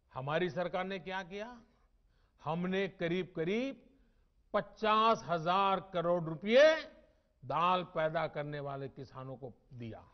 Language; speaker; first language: Hindi; non-native, local second language; Gujarati